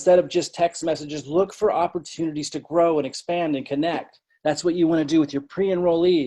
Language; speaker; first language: English; native; English